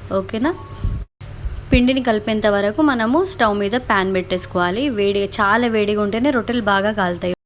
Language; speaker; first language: Telugu; non-native, local second language; Lambadi